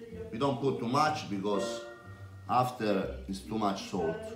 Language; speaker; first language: English; non-native, learner; Italian